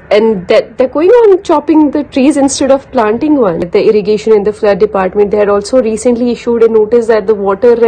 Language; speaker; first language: English; non-native, local second language; Kashmiri